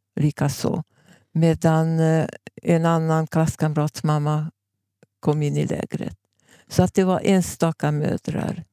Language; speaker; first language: Swedish; non-native, fluent; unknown